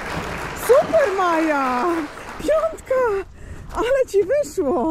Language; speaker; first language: Polish; native; Polish